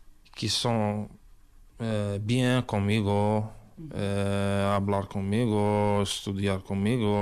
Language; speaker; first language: Spanish; non-native, learner; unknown